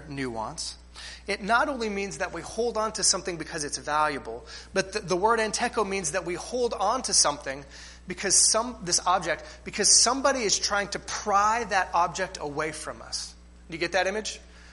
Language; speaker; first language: English; native; English